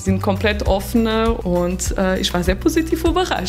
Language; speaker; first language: German; non-native, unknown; Portuguese